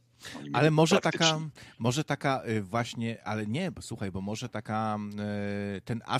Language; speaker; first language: Polish; native; Polish